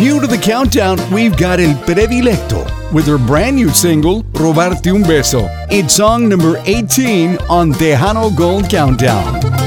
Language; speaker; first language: English; early bilingual, other home language; Spanish